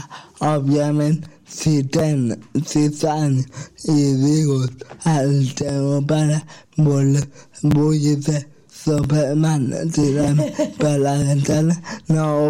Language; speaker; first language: Catalan; non-native, local second language; Spanish